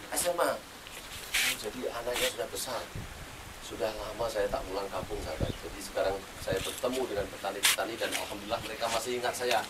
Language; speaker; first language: Indonesian; non-native, local second language; Javanese